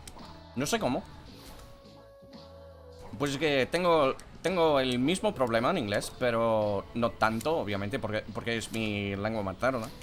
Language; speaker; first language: Spanish; non-native, fluent; English